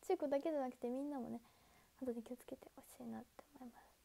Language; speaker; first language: Japanese; native; Japanese